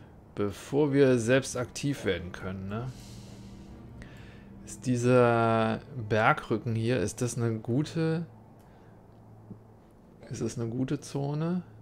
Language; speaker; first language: German; native; German